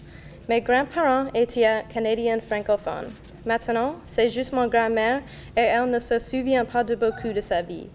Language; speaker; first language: French; non-native, learner; English